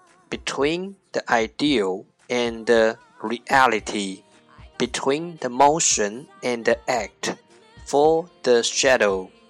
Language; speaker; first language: English; non-native, fluent; Chinese